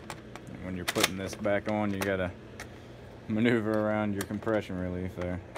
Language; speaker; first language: English; native; English